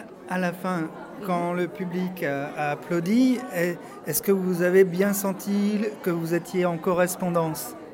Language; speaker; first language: French; native; French